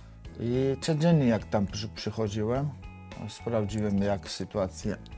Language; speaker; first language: Polish; non-native, learner; Georgian